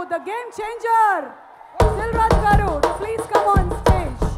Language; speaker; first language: Telugu; native; Telugu